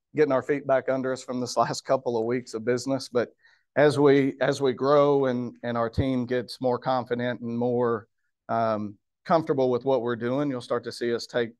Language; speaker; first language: English; native; English